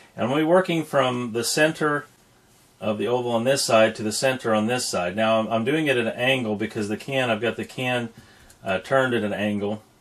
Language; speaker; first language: English; native; English